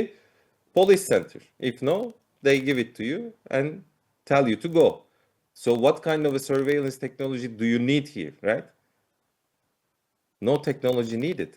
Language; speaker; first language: English; non-native, fluent; Turkish